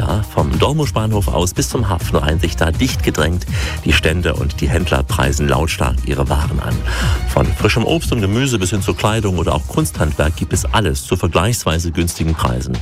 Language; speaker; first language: German; native; German